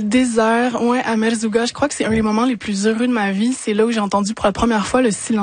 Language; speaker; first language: French; native; French